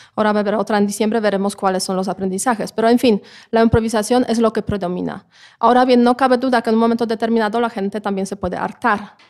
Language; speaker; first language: Spanish; non-native, fluent; Polish